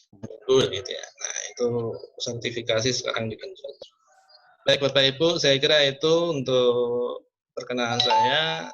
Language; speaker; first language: Indonesian; non-native, local second language; Javanese